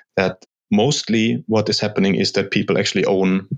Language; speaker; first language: English; non-native, fluent; German